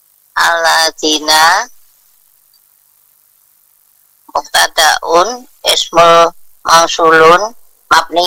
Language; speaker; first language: Arabic; non-native, learner; Indonesian